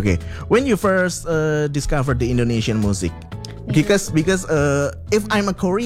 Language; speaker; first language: English; non-native, fluent; Indonesian